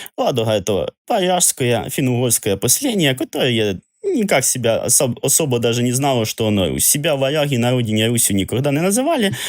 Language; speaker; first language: Russian; non-native, local second language; Ukrainian